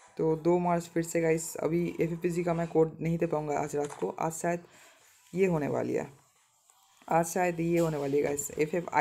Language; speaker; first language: Hindi; non-native, local second language; Bangla